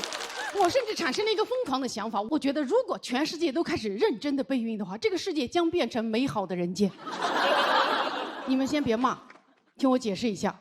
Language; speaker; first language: Chinese; native; Chinese